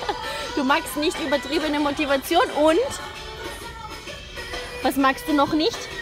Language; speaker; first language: German; native; German